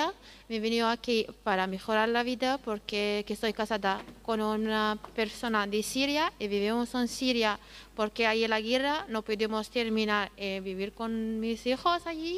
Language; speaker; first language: Spanish; non-native, learner; Arabic